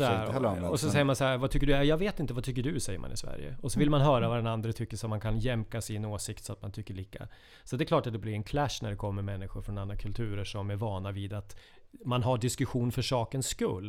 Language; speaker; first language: Swedish; native; Swedish